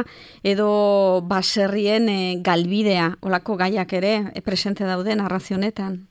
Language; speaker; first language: Basque; native; Basque